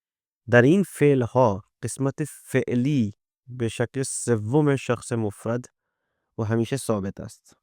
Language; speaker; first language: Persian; non-native, fluent; Urdu